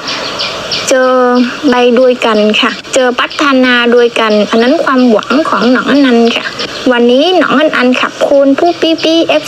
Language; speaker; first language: Thai; non-native, learner; Vietnamese